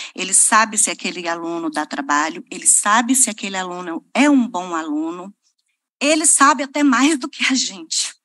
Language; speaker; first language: Portuguese; native; Portuguese